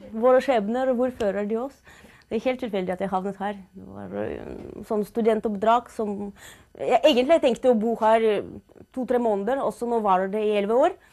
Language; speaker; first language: Norwegian; non-native, fluent; Russian